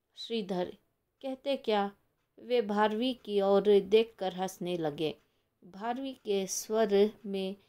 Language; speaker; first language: Hindi; non-native, local second language; Kannada